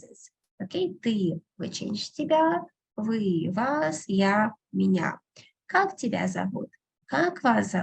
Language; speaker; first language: Russian; non-native, fluent; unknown